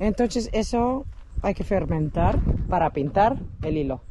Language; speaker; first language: Spanish; non-native, learner; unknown